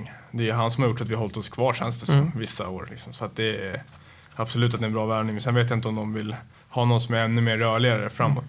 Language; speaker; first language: Swedish; native; Swedish